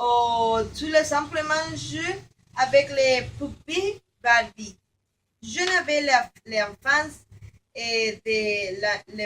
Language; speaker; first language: French; non-native, learner; Spanish